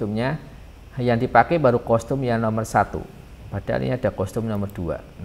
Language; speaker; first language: Indonesian; native; Indonesian